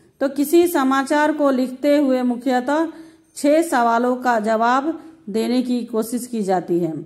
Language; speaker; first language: Hindi; native; Hindi